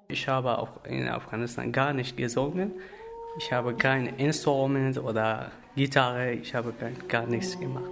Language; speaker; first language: German; non-native, learner; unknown